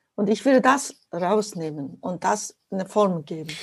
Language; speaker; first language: German; non-native, fluent; Japanese